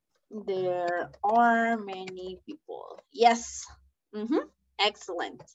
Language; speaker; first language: English; non-native, fluent; Spanish